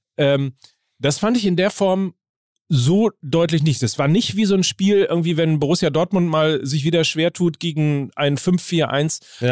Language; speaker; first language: German; native; German